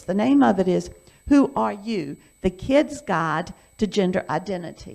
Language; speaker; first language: English; native; English